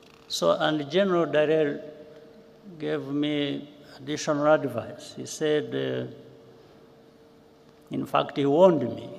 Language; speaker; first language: English; non-native, local second language; Kinyarwanda